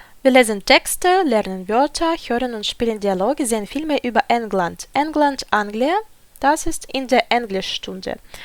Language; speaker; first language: German; non-native, fluent; Ukrainian